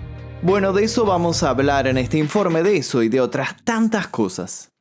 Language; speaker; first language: Spanish; native; Spanish